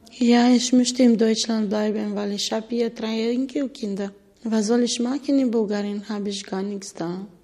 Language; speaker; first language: German; non-native, learner; Bulgarian